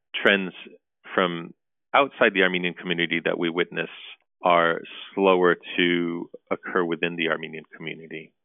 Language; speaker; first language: English; early bilingual, other home language; Turkish